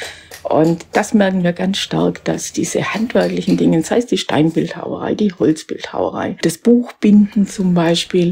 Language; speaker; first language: German; native; German